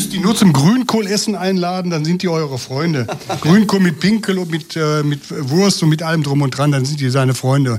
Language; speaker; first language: German; native; German